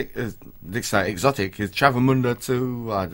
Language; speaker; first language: German; non-native, learner; English